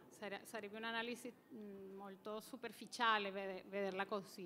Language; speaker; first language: Italian; non-native, fluent; Spanish